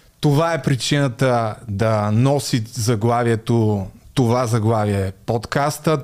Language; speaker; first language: Bulgarian; native; Bulgarian